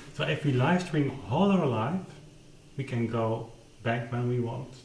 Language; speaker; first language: English; non-native, fluent; Dutch